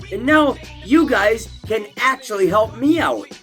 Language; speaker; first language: English; native; English